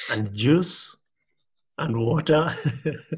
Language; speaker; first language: English; non-native, local second language; Ganda